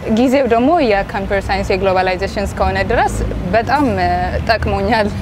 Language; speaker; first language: Amharic; non-native, local second language; Tigrinya